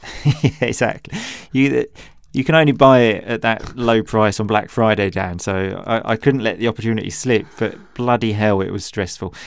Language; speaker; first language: English; native; English